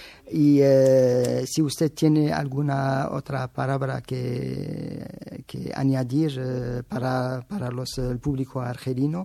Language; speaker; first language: Spanish; non-native, fluent; Arabic